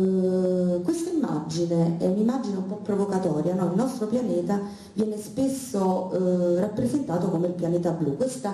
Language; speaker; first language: Italian; native; Italian